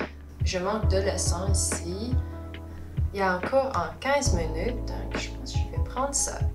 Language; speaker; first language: French; non-native, learner; English